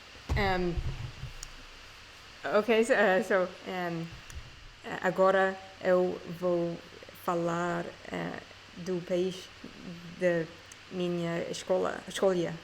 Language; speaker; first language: Portuguese; non-native, learner; English